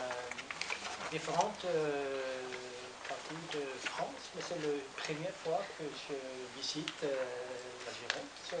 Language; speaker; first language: French; non-native, learner; Norwegian